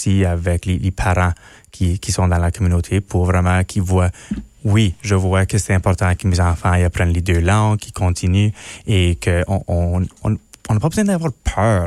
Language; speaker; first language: French; non-native, local second language; English